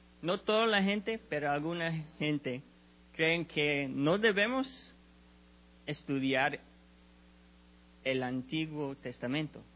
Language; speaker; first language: Spanish; non-native, learner; English